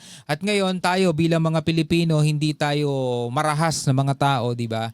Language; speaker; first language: Filipino; native; Filipino